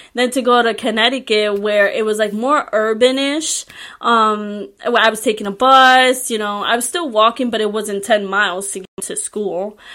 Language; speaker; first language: English; early bilingual, other home language; Spanish